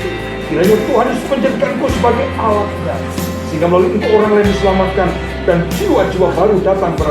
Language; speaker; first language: Indonesian; native; Indonesian